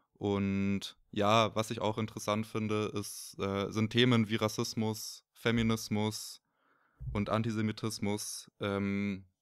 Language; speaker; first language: German; native; German